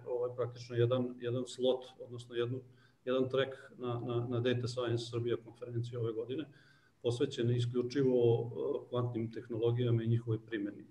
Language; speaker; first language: Serbian; native; Serbian